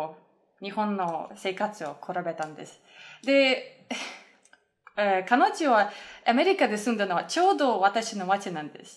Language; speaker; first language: Japanese; non-native, fluent; Russian